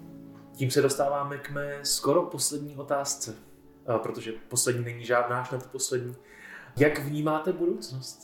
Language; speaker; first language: Czech; native; Czech